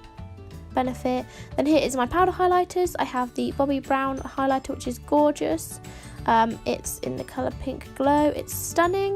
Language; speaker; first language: English; native; English